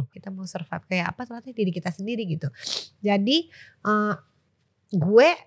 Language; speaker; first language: Indonesian; native; Indonesian